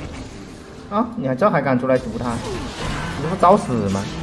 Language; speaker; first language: Chinese; native; Chinese